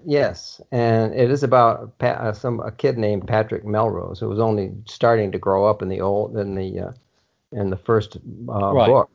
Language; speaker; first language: English; native; English